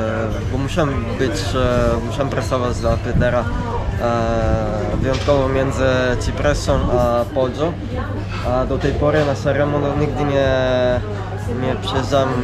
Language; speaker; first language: Polish; non-native, fluent; Italian